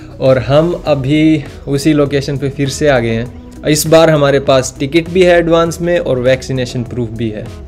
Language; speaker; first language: Hindi; native; Hindi